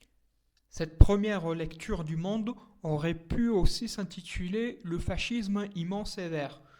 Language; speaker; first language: French; native; French